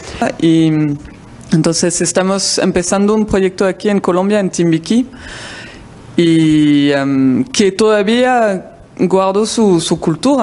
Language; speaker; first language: Spanish; non-native, fluent; French